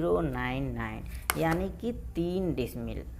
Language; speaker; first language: Hindi; native; Hindi